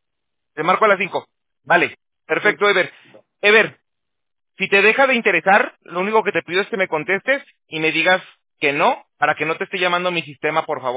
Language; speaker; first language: Spanish; native; Spanish